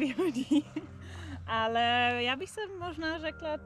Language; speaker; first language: Czech; non-native, learner; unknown